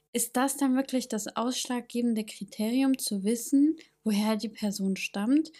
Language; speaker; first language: German; native; German